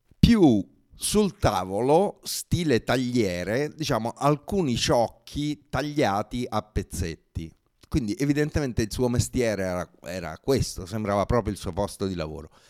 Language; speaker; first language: Italian; native; Italian